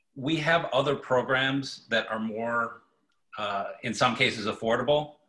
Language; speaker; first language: English; native; English